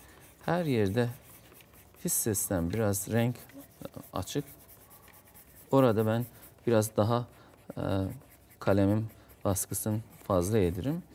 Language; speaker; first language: Turkish; non-native, fluent; Azerbaijani